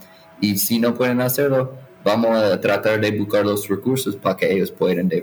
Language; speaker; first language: Spanish; non-native, fluent; English